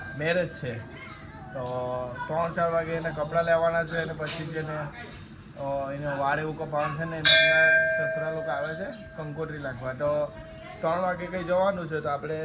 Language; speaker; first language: Gujarati; native; Gujarati